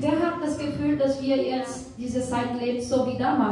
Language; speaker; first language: German; non-native, fluent; Portuguese